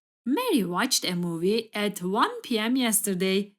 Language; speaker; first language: English; non-native, fluent; Turkish